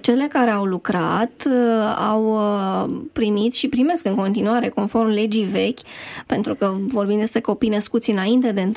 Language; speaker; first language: Romanian; native; Romanian